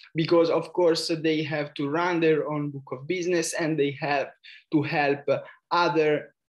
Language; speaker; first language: English; non-native, fluent; Italian